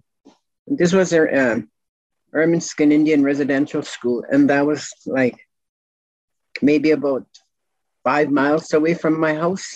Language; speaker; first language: English; non-native, local second language; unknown